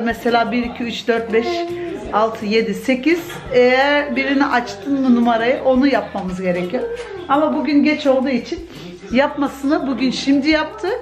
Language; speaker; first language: Turkish; early bilingual, heritage; Turkish